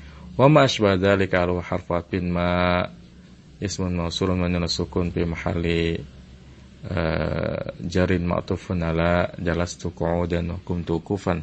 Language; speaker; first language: Arabic; non-native, fluent; Indonesian